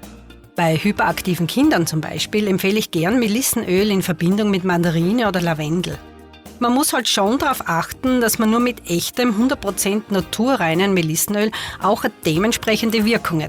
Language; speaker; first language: German; native; German